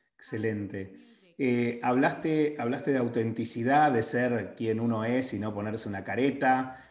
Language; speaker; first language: Spanish; native; Spanish